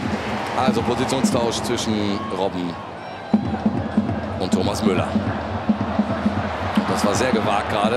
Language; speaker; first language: German; native; German